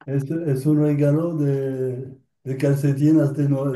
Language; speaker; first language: Spanish; non-native, learner; Polish